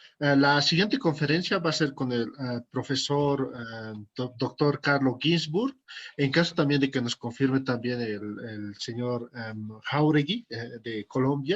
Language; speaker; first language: Spanish; native; Spanish